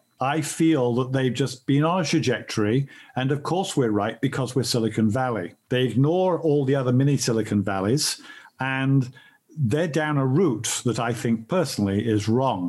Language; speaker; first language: English; native; English